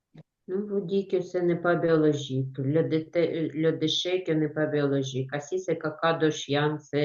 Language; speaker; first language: French; non-native, learner; Ukrainian